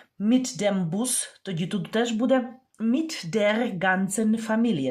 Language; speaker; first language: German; non-native, fluent; Ukrainian